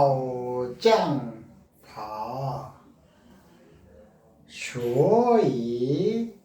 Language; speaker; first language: Chinese; non-native, learner; Korean